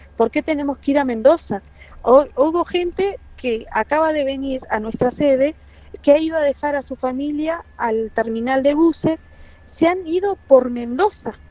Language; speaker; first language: Spanish; native; Spanish